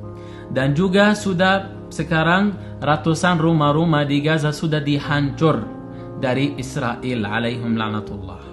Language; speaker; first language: Indonesian; non-native, learner; Arabic